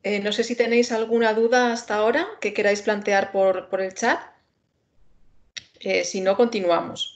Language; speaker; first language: Spanish; native; Spanish